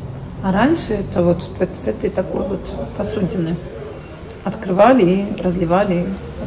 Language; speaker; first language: Russian; native; Russian